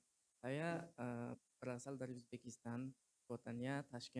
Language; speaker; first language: Indonesian; non-native, fluent; Uzbek